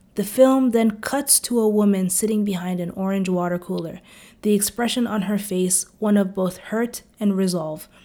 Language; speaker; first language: English; early bilingual, other home language; Arabic